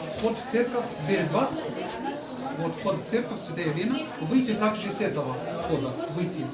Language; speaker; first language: Russian; non-native, learner; Arabic